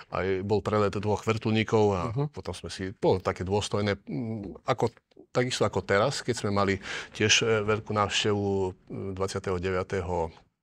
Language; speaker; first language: Slovak; native; Slovak